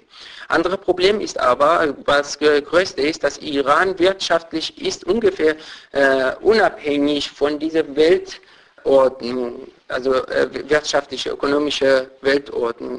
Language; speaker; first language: German; non-native, fluent; Persian